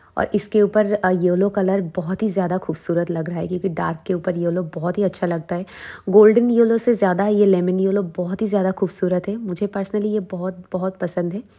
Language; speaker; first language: Hindi; non-native, local second language; Bangla